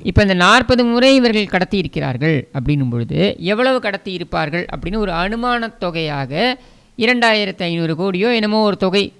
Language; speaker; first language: Tamil; native; Tamil